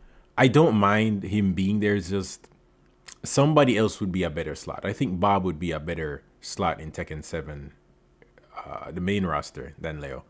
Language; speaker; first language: English; native; English